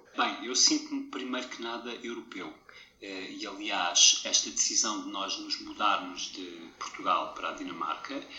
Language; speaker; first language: Portuguese; native; Portuguese